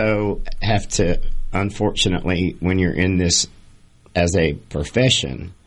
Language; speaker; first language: English; native; English